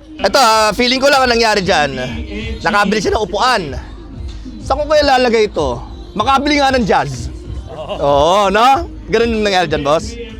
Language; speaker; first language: Filipino; native; Filipino